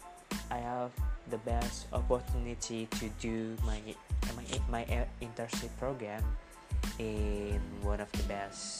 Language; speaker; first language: English; non-native, learner; Indonesian